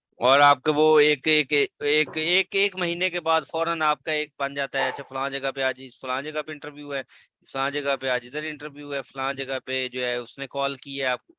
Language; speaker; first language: Urdu; native; Urdu